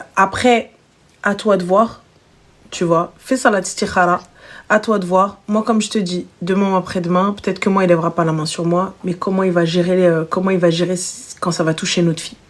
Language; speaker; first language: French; native; French